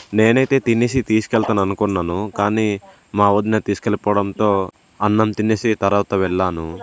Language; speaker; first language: Telugu; non-native, local second language; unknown